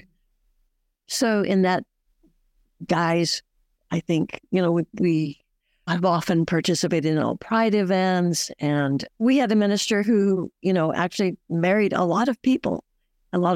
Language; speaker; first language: English; native; English